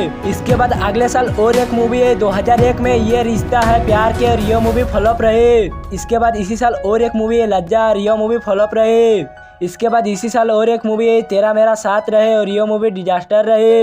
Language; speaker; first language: Hindi; non-native, local second language; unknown